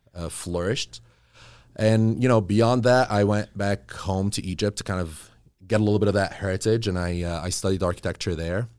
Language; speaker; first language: English; early bilingual, other home language; Arabic